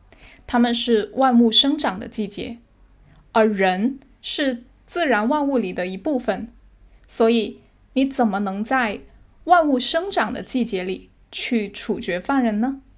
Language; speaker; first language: Chinese; native; Chinese